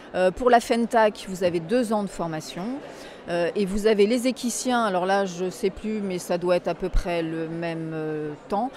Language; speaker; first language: French; native; French